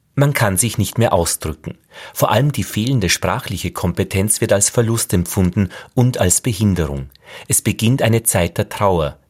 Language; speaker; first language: German; native; German